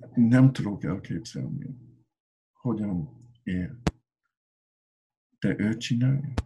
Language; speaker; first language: Hungarian; non-native, learner; English